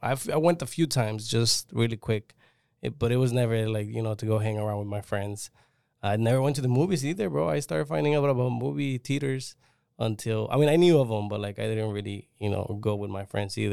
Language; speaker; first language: English; early bilingual, other home language; Spanish